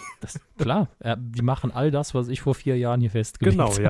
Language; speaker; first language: German; native; German